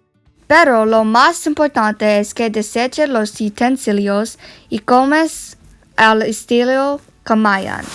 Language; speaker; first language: Spanish; non-native, learner; English